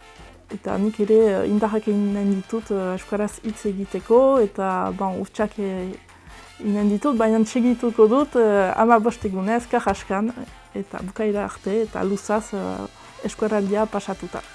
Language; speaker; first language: Basque; non-native, local second language; French